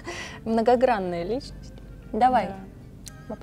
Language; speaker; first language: Russian; native; Russian